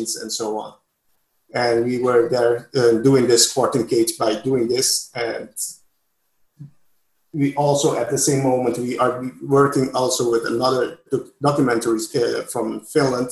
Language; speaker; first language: English; non-native, fluent; Papiamento